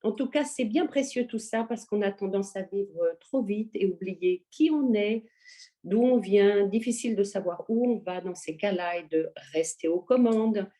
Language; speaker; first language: French; native; French